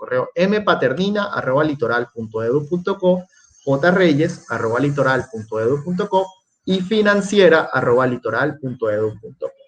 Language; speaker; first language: Spanish; native; Spanish